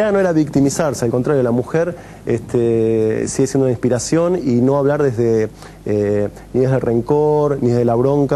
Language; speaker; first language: Spanish; native; Spanish